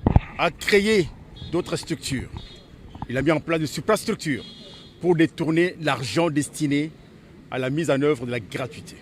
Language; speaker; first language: French; non-native, local second language; Lingala